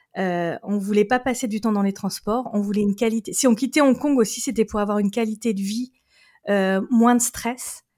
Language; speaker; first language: French; native; French